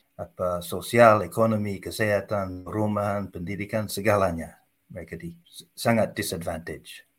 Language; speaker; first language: Indonesian; non-native, fluent; English